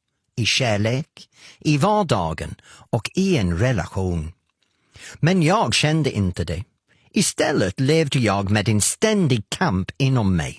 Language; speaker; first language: Swedish; non-native, fluent; English